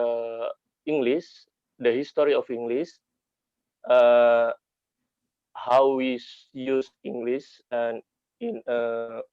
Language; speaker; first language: English; non-native, learner; Indonesian